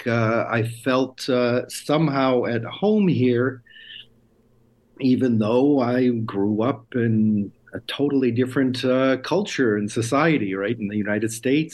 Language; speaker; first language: English; native; English